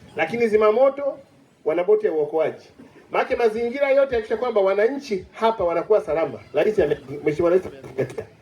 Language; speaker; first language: Swahili; native; Swahili